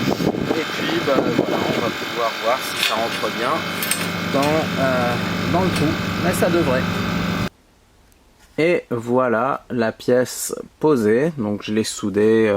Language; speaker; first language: French; native; French